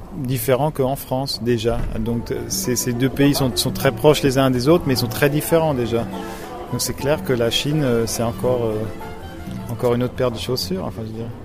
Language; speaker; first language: French; non-native, local second language; German